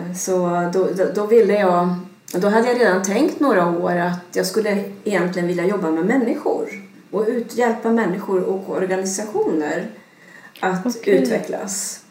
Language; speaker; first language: Swedish; early bilingual, other home language; Serbian